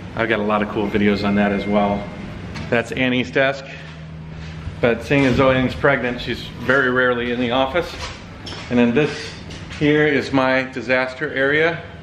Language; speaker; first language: English; native; English